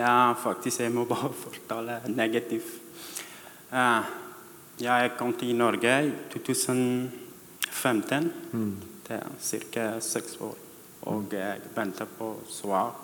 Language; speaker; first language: Norwegian; non-native, learner; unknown